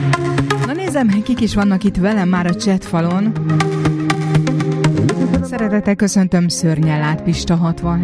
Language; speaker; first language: Hungarian; native; Hungarian